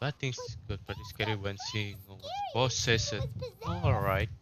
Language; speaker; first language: English; non-native, learner; Indonesian